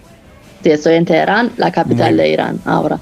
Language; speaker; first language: Spanish; non-native, fluent; Persian